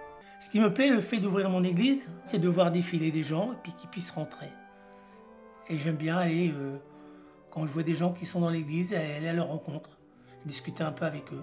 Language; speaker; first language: French; native; French